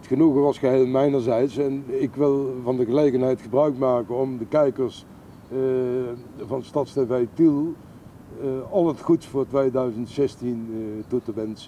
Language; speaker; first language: Dutch; native; Dutch